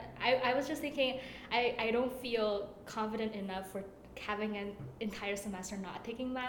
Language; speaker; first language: English; non-native, fluent; Chinese